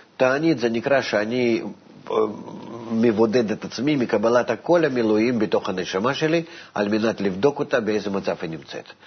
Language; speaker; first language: Hebrew; non-native, fluent; Russian